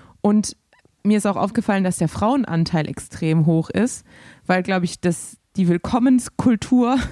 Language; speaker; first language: German; native; German